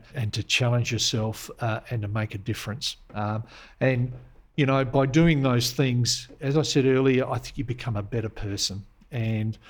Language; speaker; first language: English; native; English